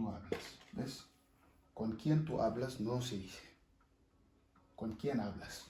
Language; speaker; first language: Spanish; non-native, fluent; Wolof